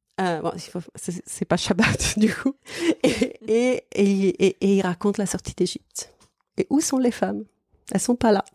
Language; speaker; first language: French; non-native, fluent; Italian